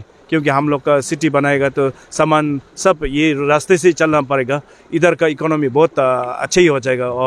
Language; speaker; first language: Hindi; non-native, fluent; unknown